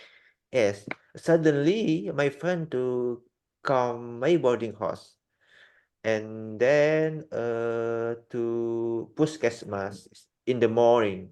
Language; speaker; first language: English; non-native, learner; Indonesian